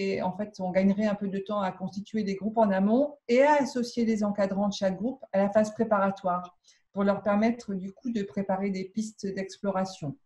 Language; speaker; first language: French; native; French